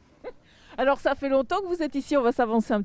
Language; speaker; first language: French; native; French